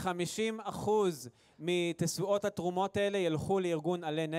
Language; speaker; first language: Hebrew; native; Hebrew